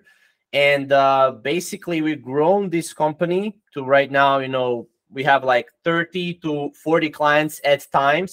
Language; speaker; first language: English; non-native, fluent; Croatian